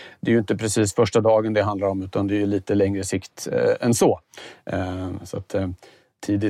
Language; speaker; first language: Swedish; native; Swedish